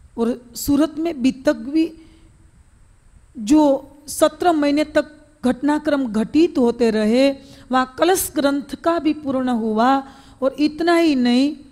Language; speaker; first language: Hindi; non-native, local second language; Gujarati